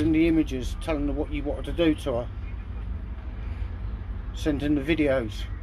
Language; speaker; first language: English; native; English